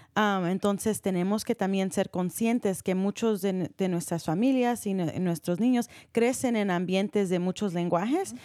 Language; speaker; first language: Spanish; early bilingual, heritage; Spanish